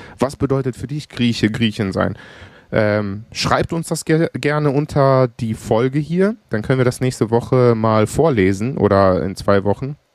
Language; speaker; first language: German; early bilingual, other home language; Greek